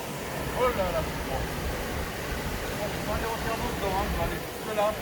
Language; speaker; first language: French; native; French